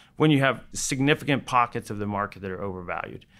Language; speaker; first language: English; native; English